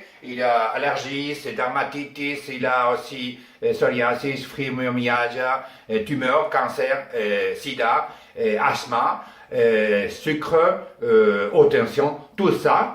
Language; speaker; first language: French; non-native, learner; Spanish